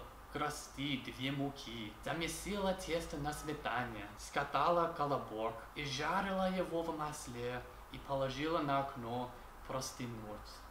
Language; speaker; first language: Russian; non-native, learner; English